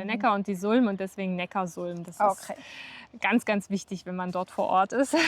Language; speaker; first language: German; native; German